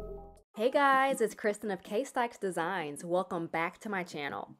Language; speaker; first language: English; native; English